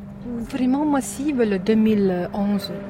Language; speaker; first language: French; non-native, learner; Italian